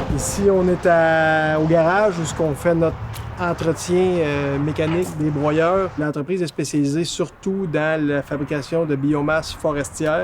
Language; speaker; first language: French; native; French